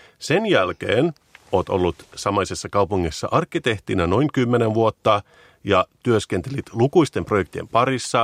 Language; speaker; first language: Finnish; native; Finnish